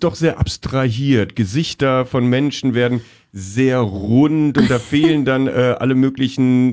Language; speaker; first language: German; native; German